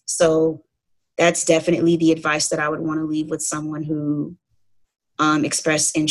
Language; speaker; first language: English; native; English